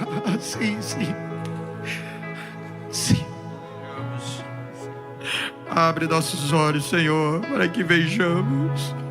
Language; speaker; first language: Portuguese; non-native, fluent; Spanish